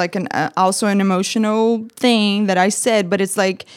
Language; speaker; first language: English; non-native, fluent; Portuguese